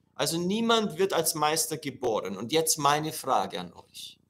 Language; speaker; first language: German; non-native, fluent; Italian